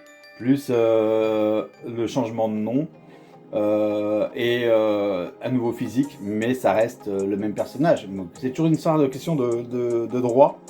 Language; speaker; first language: French; native; French